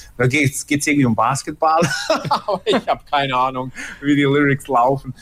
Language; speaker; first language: German; early bilingual, other home language; Bosnian